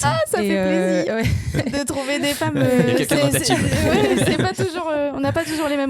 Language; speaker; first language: French; native; French